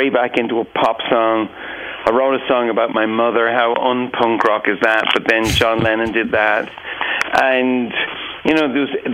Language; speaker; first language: English; native; English